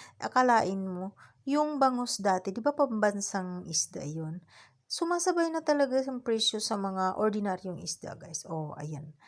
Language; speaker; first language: Filipino; non-native, local second language; Cebuano